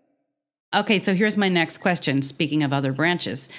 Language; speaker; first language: English; native; English